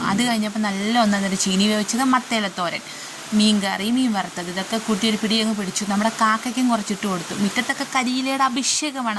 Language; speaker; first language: Malayalam; native; Malayalam